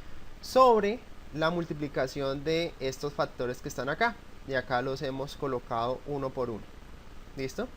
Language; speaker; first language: Spanish; native; Spanish